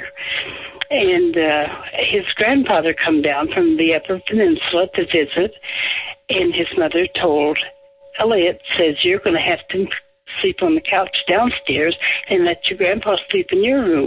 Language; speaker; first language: English; native; English